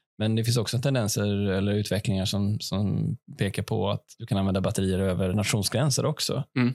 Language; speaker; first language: Swedish; native; Swedish